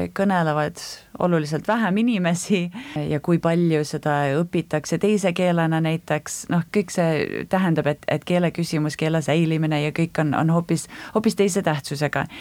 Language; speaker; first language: Estonian; early bilingual, heritage; Estonian